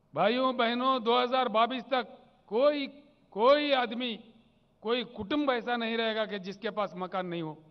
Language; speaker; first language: Hindi; non-native, local second language; Telugu